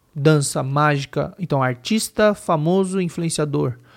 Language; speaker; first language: Portuguese; native; Portuguese